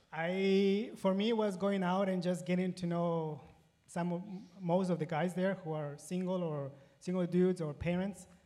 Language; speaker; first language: English; non-native, fluent; Spanish